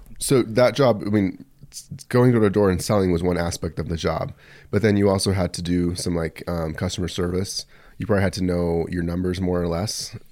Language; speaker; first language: English; early bilingual, other home language; Spanish